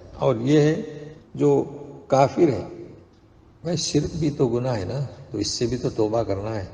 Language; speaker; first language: Urdu; non-native, local second language; Konkani